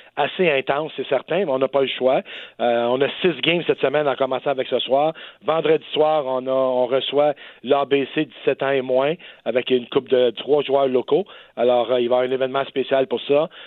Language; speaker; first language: French; native; French